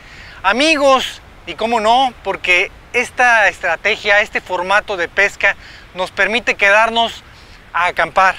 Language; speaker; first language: Spanish; native; Spanish